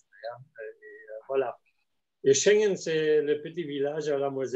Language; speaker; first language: French; non-native, fluent; German